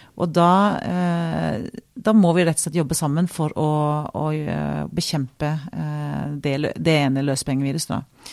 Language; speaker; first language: Norwegian; native; Norwegian